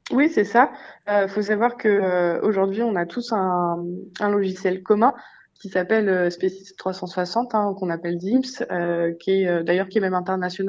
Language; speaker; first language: French; native; French